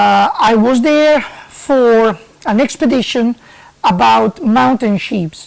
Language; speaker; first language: English; non-native, fluent; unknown